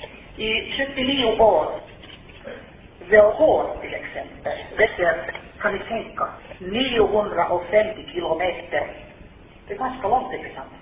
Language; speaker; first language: Swedish; non-native, fluent; Finnish